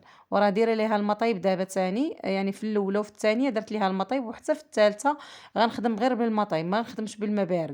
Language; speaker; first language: Arabic; native; Arabic